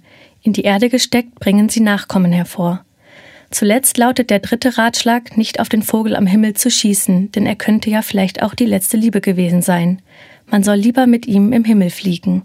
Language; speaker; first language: German; native; German